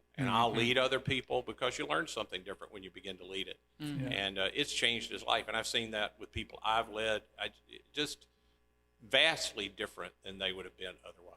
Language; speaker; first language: English; native; English